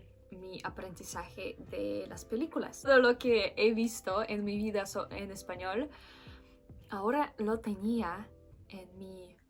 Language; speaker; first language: Spanish; non-native, fluent; Russian